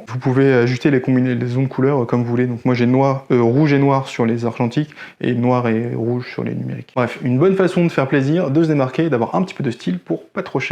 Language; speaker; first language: French; native; French